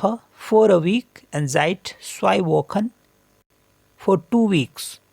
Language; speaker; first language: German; non-native, learner; Hindi